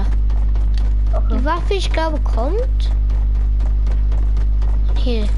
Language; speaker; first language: German; non-native, learner; English